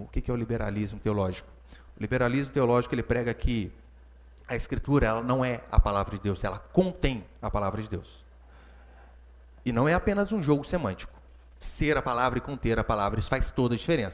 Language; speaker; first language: Portuguese; native; Portuguese